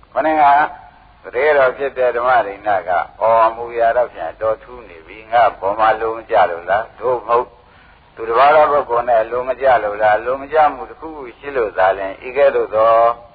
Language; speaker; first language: Burmese; native; Burmese